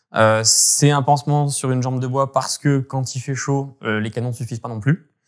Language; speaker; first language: French; native; French